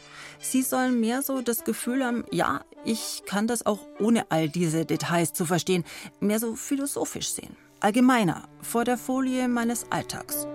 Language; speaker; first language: German; native; German